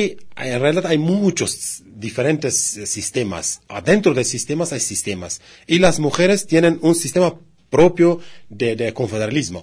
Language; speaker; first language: Spanish; non-native, learner; Kurdish